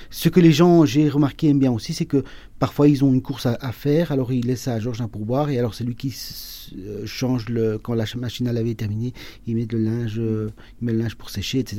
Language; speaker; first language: French; early bilingual, other home language; Spanish